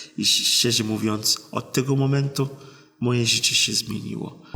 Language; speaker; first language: Polish; non-native, fluent; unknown